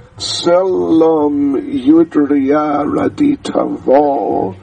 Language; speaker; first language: Russian; non-native, learner; English